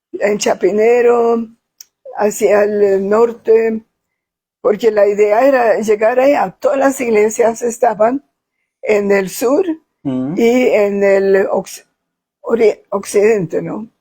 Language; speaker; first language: Spanish; non-native, fluent; Swedish